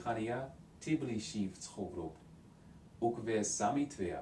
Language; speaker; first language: Georgian; non-native, learner; English